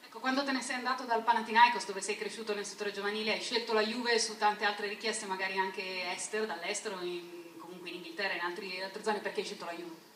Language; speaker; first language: Italian; native; Italian